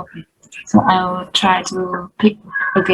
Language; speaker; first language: English; non-native, learner; Vietnamese